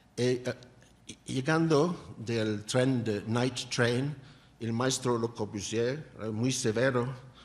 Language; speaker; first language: Spanish; non-native, learner; English